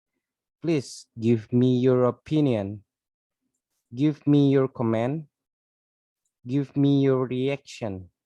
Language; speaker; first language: English; non-native, learner; Indonesian